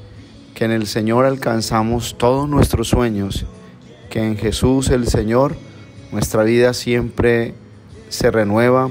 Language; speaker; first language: Spanish; native; Spanish